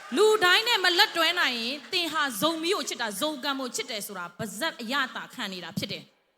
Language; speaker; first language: Burmese; non-native, local second language; Tedim Chin